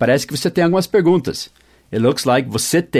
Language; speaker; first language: Portuguese; non-native, fluent; English